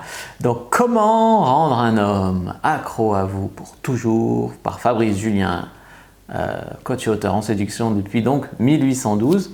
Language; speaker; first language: French; native; French